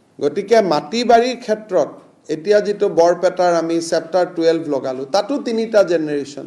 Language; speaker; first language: Assamese; native; Assamese